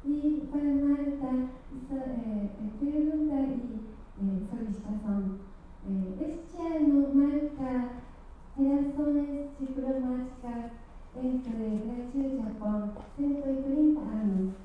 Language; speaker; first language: Portuguese; non-native, learner; Japanese